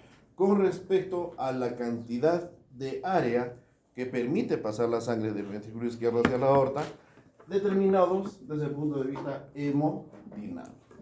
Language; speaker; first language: Spanish; native; Spanish